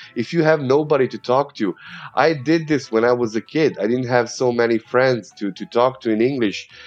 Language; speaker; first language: English; non-native, fluent; Serbian